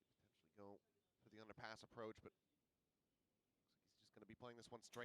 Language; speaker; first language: English; native; English